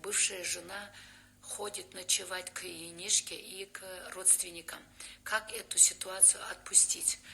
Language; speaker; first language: Russian; non-native, local second language; Kazakh